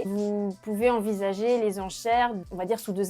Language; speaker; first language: French; native; French